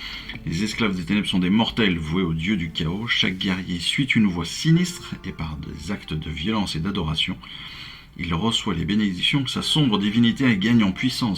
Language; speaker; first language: French; native; French